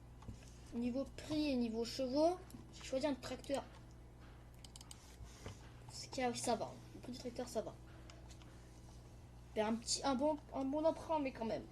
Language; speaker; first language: French; native; French